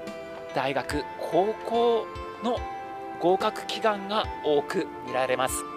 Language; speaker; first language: Japanese; native; Japanese